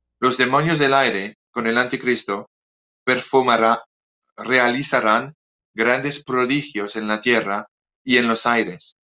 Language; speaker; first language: Spanish; non-native, fluent; French